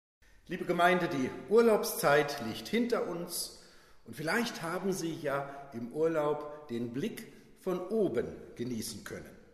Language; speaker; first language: German; native; German